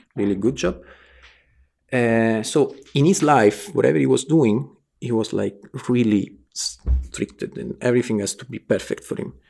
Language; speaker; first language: English; non-native, fluent; Italian